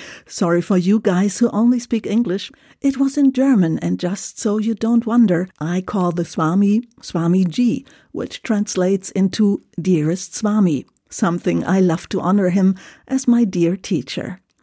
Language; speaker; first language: English; non-native, fluent; German